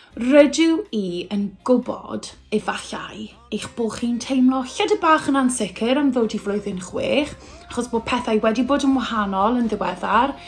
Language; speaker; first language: Welsh; native; Welsh